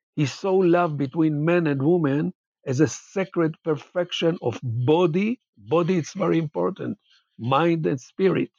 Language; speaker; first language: English; non-native, fluent; Hebrew